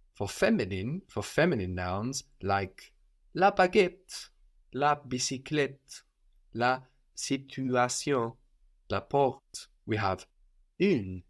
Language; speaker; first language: French; non-native, fluent; English